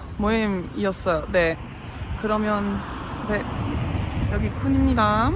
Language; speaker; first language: Korean; non-native, learner; Dutch